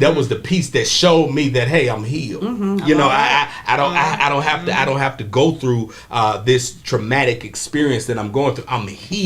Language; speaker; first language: English; native; English